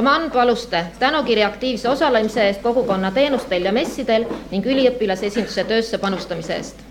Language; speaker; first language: Estonian; native; Estonian